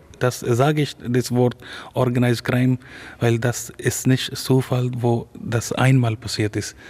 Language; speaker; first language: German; non-native, fluent; Urdu